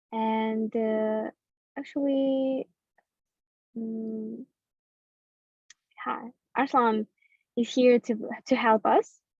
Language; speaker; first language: English; non-native, fluent; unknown